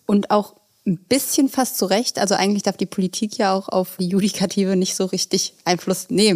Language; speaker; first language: German; native; German